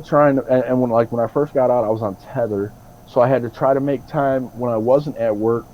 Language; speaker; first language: English; native; English